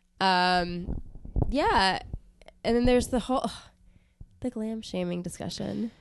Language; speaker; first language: English; native; English